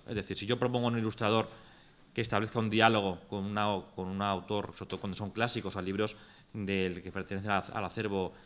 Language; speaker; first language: Spanish; native; Spanish